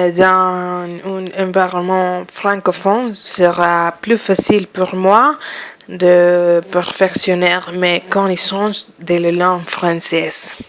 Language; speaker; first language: French; non-native, fluent; Spanish